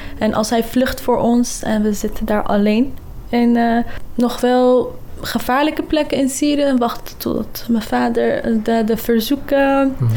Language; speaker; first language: Dutch; early bilingual, other home language; Kurdish